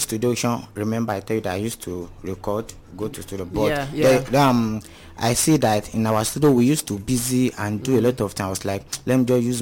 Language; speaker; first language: English; non-native, local second language; Yoruba